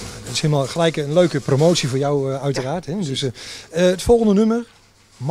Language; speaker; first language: Dutch; native; Dutch